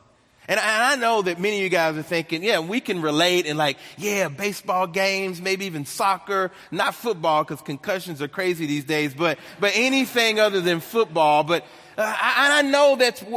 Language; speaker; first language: English; native; English